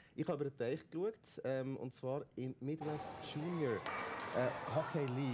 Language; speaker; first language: German; native; German